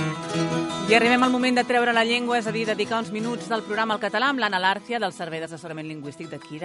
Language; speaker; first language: Catalan; native; Catalan